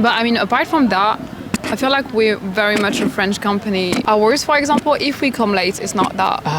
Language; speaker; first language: English; non-native, fluent; French